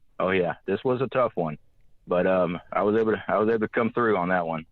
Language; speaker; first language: English; native; English